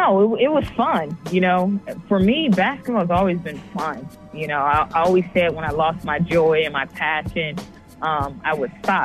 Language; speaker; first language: English; native; English